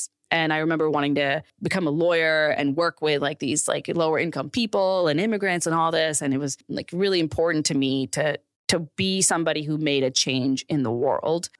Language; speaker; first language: English; early bilingual, other home language; Urdu